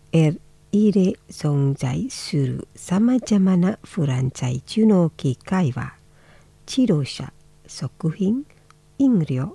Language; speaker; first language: Japanese; non-native, fluent; Indonesian